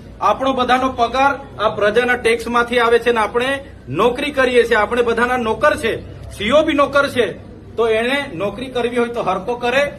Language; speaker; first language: Gujarati; non-native, local second language; Vasavi